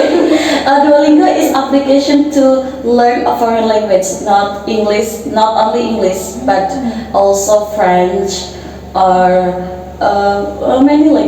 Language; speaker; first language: English; non-native, learner; Indonesian